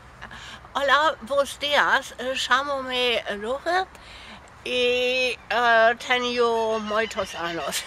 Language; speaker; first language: Galician; non-native, learner; German